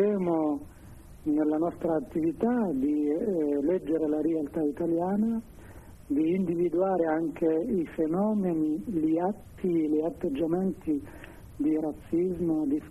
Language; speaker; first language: Italian; non-native, fluent; Arabic